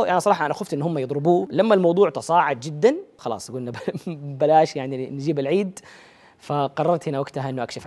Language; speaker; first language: Arabic; native; Arabic